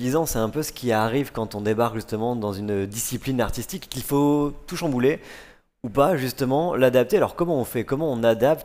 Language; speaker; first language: French; native; French